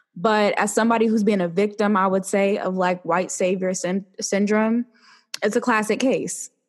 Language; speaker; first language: English; native; English